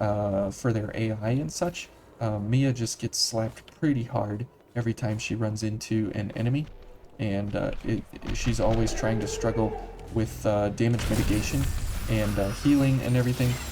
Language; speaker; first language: English; native; English